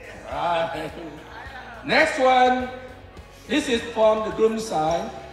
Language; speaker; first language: English; non-native, fluent; Vietnamese